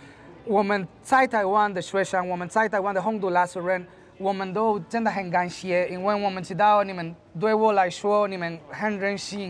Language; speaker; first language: Chinese; non-native, learner; Spanish